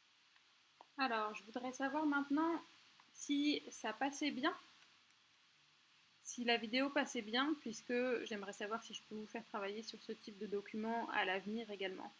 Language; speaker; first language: French; native; French